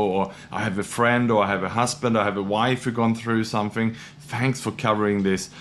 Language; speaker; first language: English; non-native, fluent; Swedish